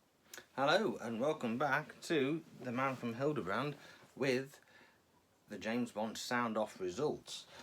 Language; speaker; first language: English; native; English